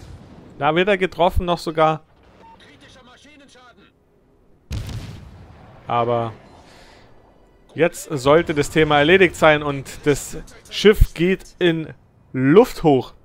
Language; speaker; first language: German; native; German